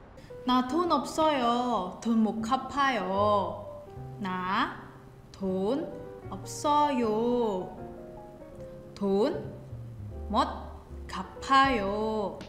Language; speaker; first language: Korean; non-native, learner; Indonesian